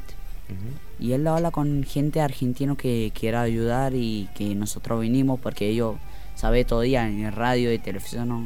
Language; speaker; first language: Spanish; non-native, learner; Arabic